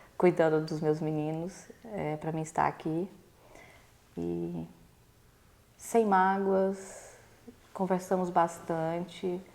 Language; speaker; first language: Portuguese; native; Portuguese